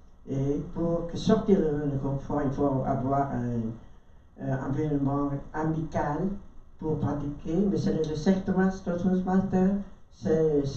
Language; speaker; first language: French; non-native, learner; Vietnamese